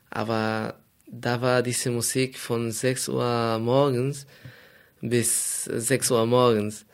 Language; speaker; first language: German; non-native, fluent; Spanish